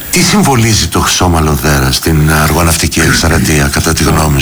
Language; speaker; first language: Greek; native; Greek